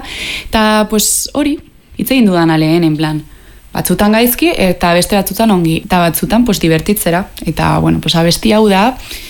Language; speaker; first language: Basque; non-native, local second language; Spanish